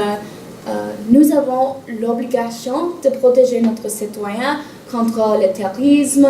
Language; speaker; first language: French; non-native, learner; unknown